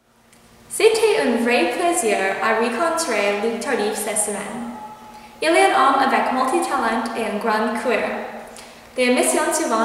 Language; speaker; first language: French; non-native, learner; English